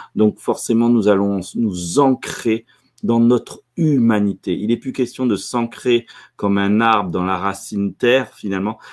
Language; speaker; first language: French; native; French